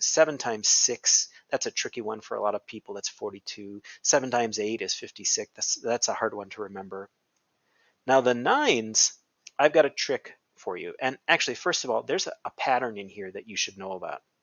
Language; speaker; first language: English; native; English